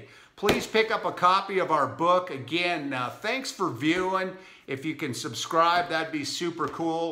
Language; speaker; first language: English; native; English